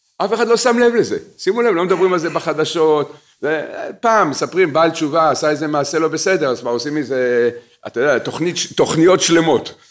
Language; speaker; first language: Hebrew; native; Hebrew